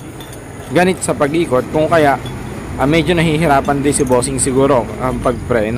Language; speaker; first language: Filipino; native; Filipino